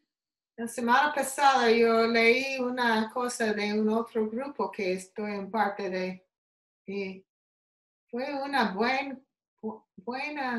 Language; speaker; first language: Spanish; non-native, learner; English